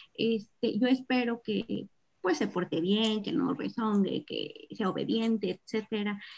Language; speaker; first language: Spanish; native; Spanish